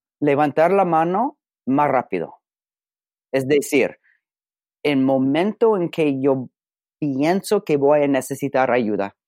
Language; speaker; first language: Spanish; non-native, learner; English